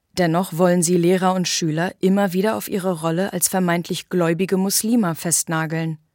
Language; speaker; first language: German; native; German